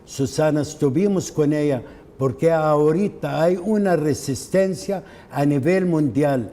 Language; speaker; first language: Spanish; non-native, fluent; Arabic